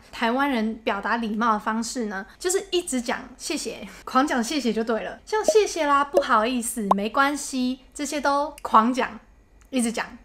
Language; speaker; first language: Chinese; non-native, local second language; Cantonese